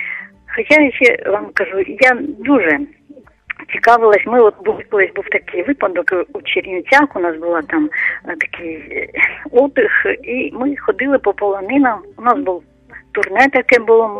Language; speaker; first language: Ukrainian; non-native, local second language; Russian